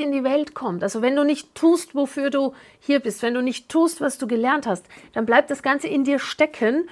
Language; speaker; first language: German; native; German